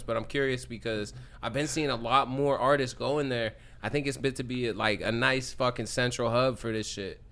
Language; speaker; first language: English; native; English